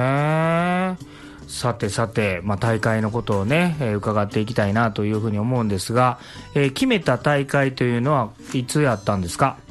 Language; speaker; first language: Japanese; native; Japanese